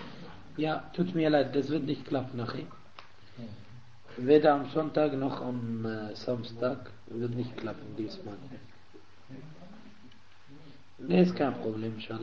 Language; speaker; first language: German; non-native, fluent; Arabic